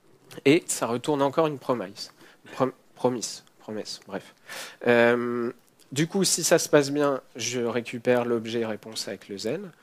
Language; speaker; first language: French; native; French